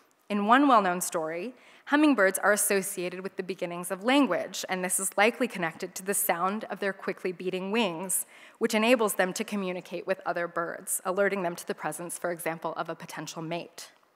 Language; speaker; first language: English; native; English